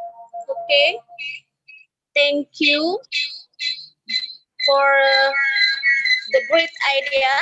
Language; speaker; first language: English; non-native, fluent; Indonesian